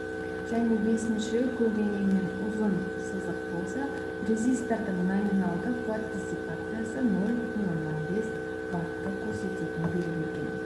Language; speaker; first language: Kazakh; native; Kazakh